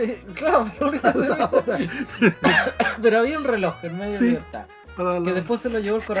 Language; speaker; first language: Spanish; native; Spanish